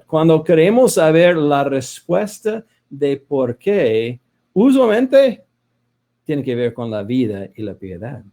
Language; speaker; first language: Spanish; non-native, fluent; English